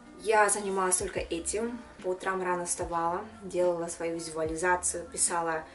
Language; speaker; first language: Russian; non-native, local second language; Kyrgyz